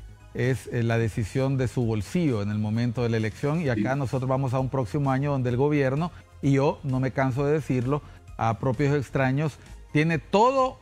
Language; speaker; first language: Spanish; native; Spanish